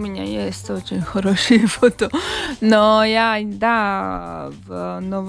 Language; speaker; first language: Russian; non-native, local second language; Latvian